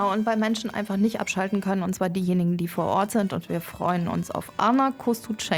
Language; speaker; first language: German; native; German